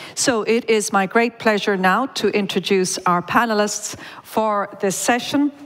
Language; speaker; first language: English; native; English